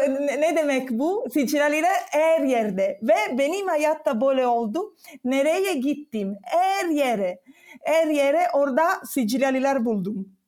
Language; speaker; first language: Turkish; non-native, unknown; Italian